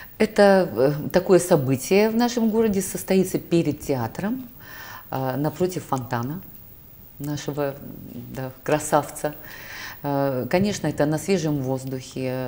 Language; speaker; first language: Russian; native; Russian